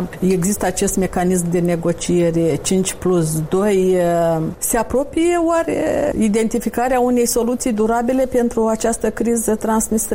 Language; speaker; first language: Romanian; native; Romanian